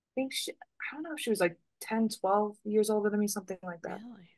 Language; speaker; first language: English; native; English